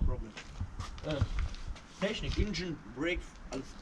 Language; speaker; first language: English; non-native, learner; German